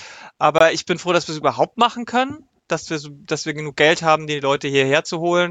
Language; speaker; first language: German; native; German